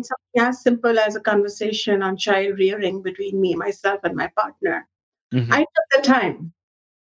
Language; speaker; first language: English; non-native, local second language; Hindi